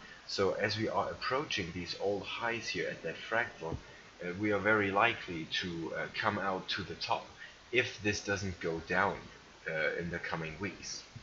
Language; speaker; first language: English; non-native, fluent; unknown